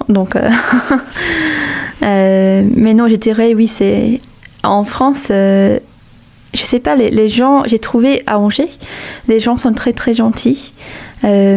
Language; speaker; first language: French; non-native, fluent; English